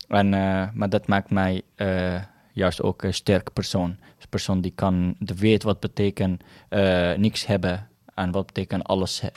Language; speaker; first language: Dutch; non-native, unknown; Arabic